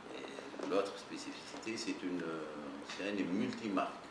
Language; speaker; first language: French; non-native, local second language; Arabic